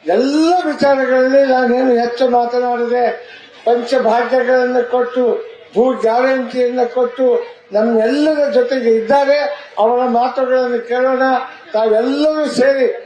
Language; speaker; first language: Kannada; non-native, local second language; Lambadi